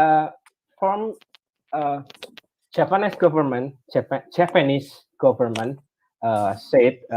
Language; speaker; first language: English; non-native, learner; Indonesian